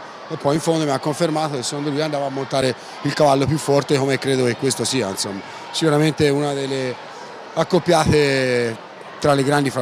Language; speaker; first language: Italian; native; Italian